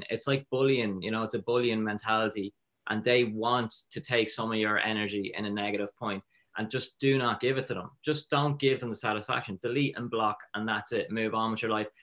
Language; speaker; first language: English; native; English